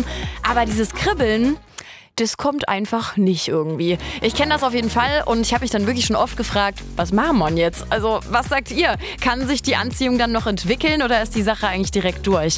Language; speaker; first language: German; native; German